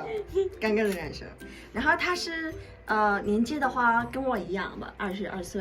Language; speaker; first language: Chinese; non-native, fluent; Mongolian